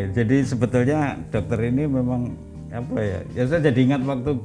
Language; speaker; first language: Indonesian; native; Indonesian